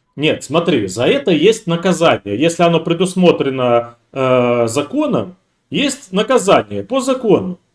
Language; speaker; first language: Russian; native; Russian